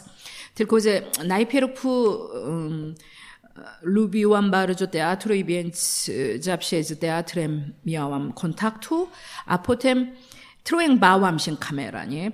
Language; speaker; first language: Polish; non-native, learner; Korean